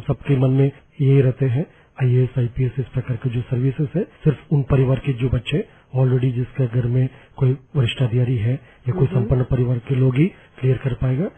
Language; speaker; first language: Hindi; non-native, local second language; Tamil